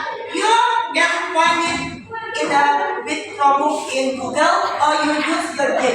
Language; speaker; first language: English; non-native, learner; Indonesian